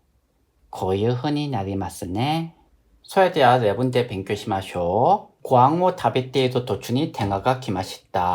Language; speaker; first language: Japanese; non-native, fluent; Korean